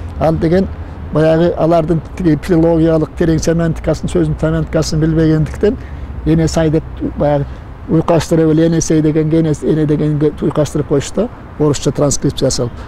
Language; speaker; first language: Kyrgyz; native; Kyrgyz